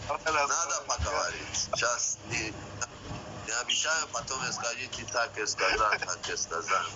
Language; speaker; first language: Russian; non-native, learner; Persian